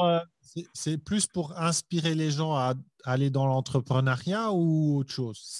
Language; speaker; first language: French; native; French